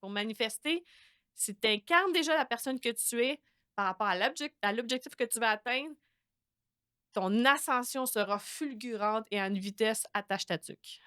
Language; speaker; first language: French; native; French